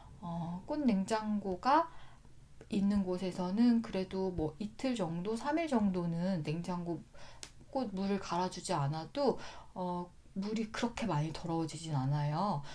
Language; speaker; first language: Korean; native; Korean